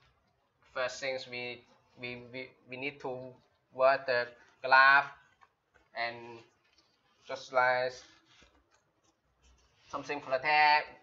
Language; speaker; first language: English; non-native, learner; Chinese